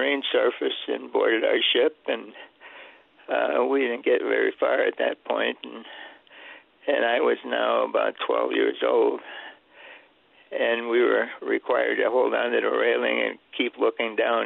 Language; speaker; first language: English; early bilingual, other home language; Swedish